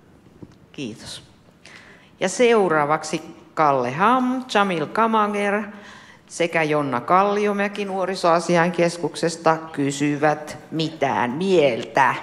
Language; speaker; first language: Finnish; native; Finnish